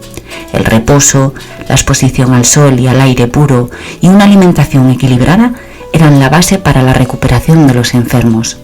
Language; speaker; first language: Spanish; native; Spanish